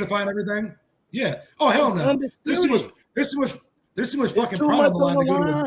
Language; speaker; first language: English; native; English